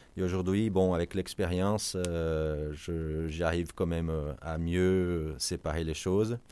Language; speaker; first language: French; non-native, fluent; Portuguese